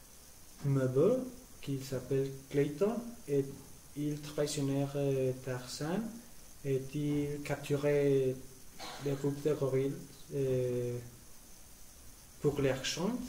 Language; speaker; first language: French; non-native, learner; Spanish